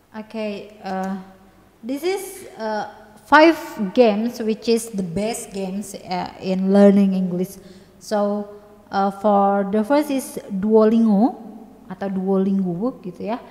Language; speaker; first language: English; non-native, learner; Indonesian